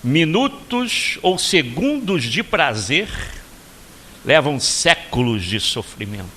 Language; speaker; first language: Portuguese; native; Portuguese